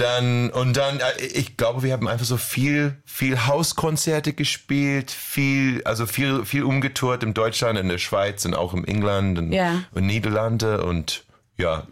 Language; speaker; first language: German; non-native, fluent; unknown